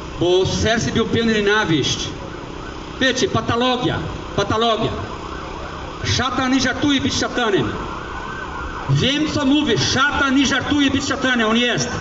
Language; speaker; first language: Polish; early bilingual, heritage; Polish